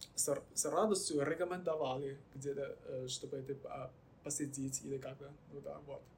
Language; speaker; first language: Russian; non-native, fluent; Chinese